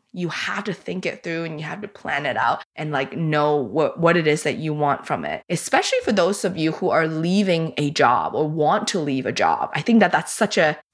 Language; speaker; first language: English; early bilingual, other home language; Chinese